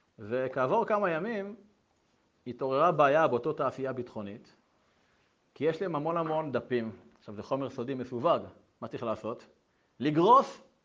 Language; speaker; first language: Hebrew; native; Hebrew